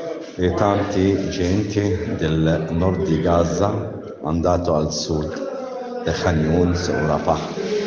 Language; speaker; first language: Italian; non-native, learner; Arabic